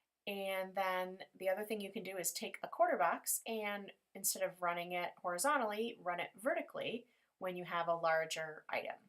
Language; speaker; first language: English; native; English